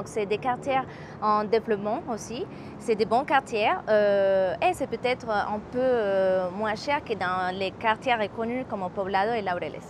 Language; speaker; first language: French; non-native, fluent; Spanish